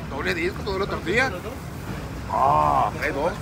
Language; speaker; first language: Spanish; native; Spanish